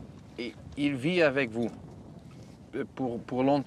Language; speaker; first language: French; non-native, learner; Dutch